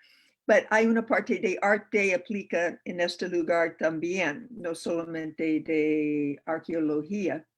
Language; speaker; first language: Spanish; non-native, learner; English